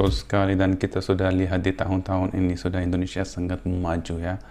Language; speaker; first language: Indonesian; non-native, fluent; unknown